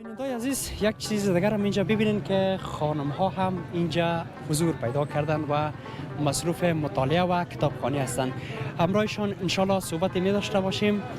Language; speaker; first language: Persian; native; Persian